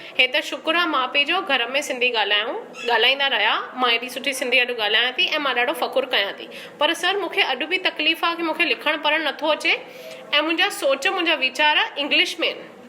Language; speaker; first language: Sindhi; early bilingual, heritage; Sindhi